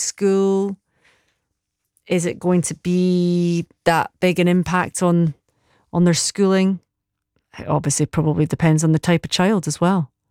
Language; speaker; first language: English; native; English